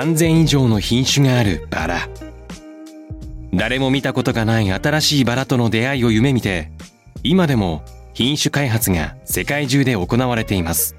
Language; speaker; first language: Japanese; native; Japanese